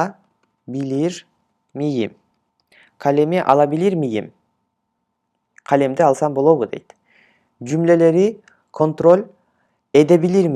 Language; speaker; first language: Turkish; non-native, fluent; Kyrgyz